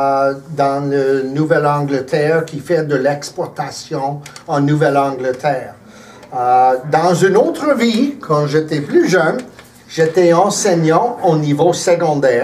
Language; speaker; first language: French; early bilingual, heritage; English